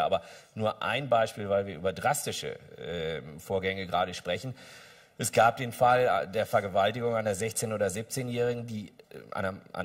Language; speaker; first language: German; native; German